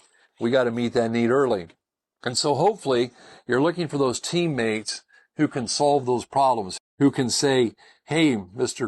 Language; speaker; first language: English; native; English